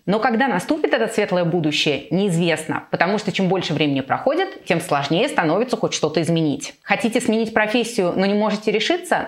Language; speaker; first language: Russian; native; Russian